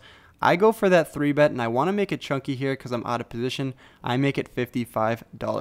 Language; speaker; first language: English; native; English